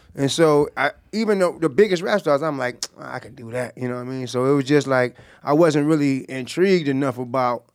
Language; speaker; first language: English; native; English